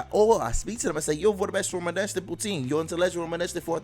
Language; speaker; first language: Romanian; non-native, learner; English